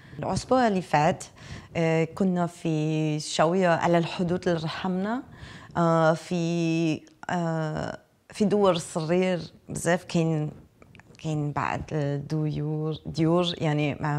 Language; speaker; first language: Arabic; non-native, fluent; Azerbaijani